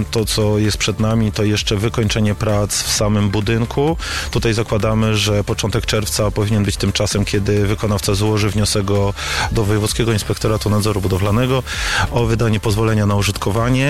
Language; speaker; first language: Polish; native; Polish